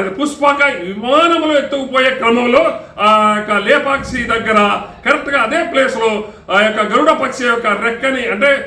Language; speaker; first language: Telugu; non-native, local second language; Lambadi